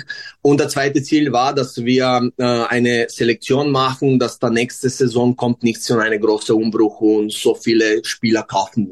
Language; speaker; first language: German; non-native, fluent; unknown